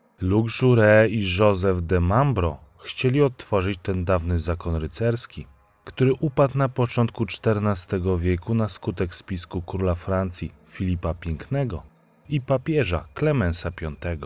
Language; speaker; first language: Polish; native; Polish